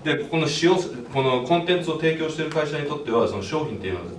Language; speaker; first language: Japanese; early bilingual, other home language; English